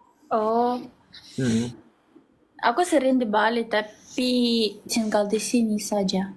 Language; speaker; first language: Indonesian; non-native, learner; Russian